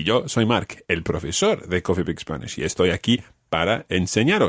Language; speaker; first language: Spanish; non-native, fluent; English